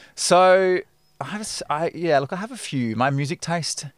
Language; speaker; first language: English; native; English